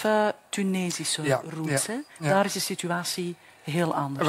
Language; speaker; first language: Dutch; native; Dutch